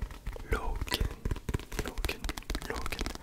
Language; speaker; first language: Dutch; non-native, learner; English